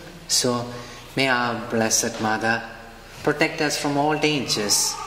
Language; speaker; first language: English; non-native, local second language; Malayalam